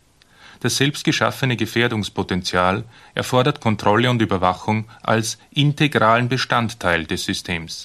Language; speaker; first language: German; native; German